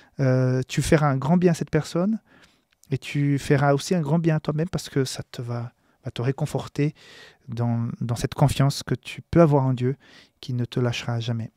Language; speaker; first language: French; non-native, fluent; Portuguese